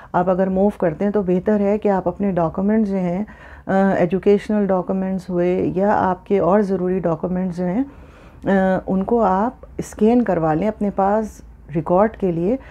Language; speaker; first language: Urdu; native; Urdu